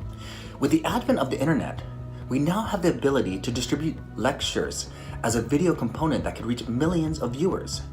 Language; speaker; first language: English; native; English